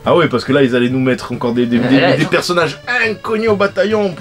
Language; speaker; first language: French; native; French